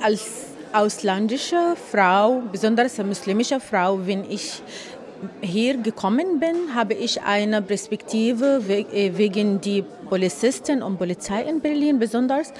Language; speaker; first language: German; non-native, learner; Arabic